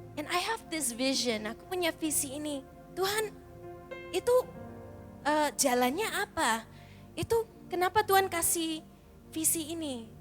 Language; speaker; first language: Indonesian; early bilingual, heritage; Indonesian